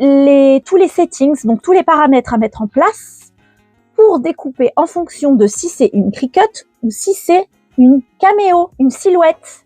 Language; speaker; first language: French; native; French